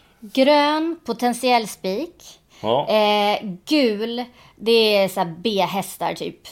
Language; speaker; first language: Swedish; native; Swedish